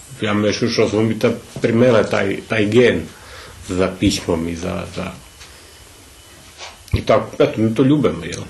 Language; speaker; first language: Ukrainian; early bilingual, heritage; Ukrainian